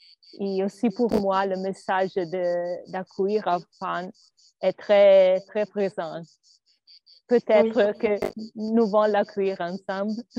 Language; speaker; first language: French; non-native, learner; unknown